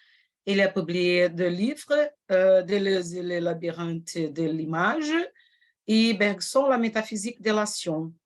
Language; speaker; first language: French; non-native, fluent; Portuguese